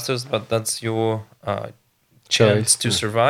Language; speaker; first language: English; non-native, fluent; Ukrainian